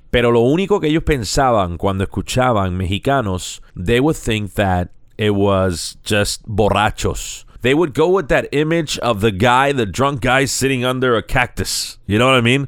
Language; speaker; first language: English; early bilingual, other home language; Spanish